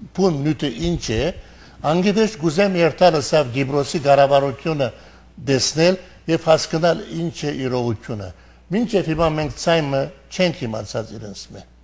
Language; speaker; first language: Armenian; early bilingual, heritage; Armenian